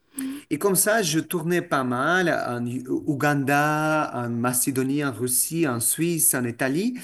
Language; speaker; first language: French; non-native, fluent; Russian